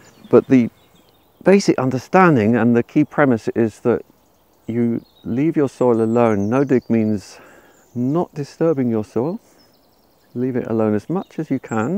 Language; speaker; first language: English; native; English